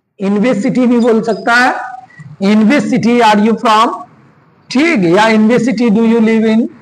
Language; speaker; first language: Hindi; native; Hindi